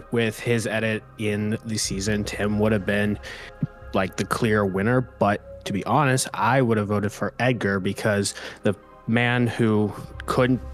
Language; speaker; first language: English; native; English